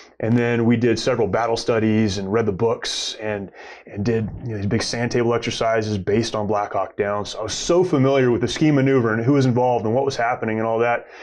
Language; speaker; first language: English; native; English